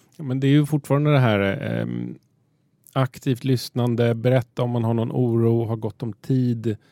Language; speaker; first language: Swedish; native; Swedish